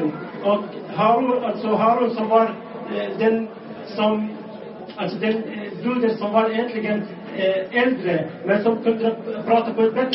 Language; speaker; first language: Swedish; non-native, local second language; Arabic